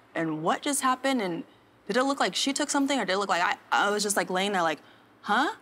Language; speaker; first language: English; native; English